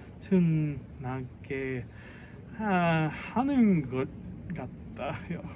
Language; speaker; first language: Korean; non-native, learner; English